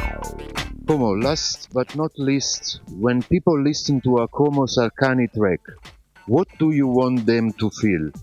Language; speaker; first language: English; non-native, fluent; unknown